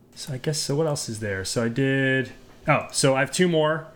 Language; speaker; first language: English; native; English